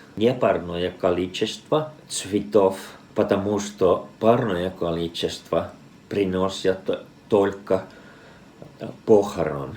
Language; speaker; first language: Russian; non-native, fluent; Finnish